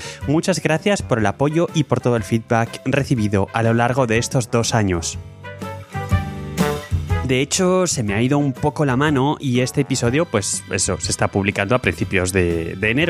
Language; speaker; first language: Spanish; native; Spanish